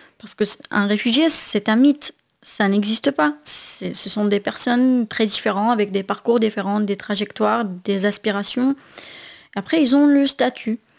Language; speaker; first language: French; non-native, fluent; Arabic